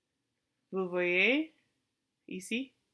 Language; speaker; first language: French; non-native, learner; English